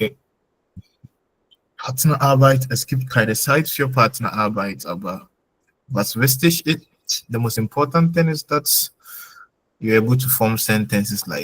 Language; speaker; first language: German; non-native, fluent; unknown